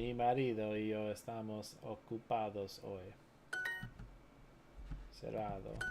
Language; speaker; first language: Spanish; non-native, learner; English